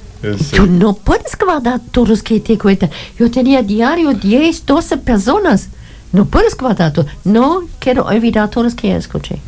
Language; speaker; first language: Spanish; non-native, fluent; German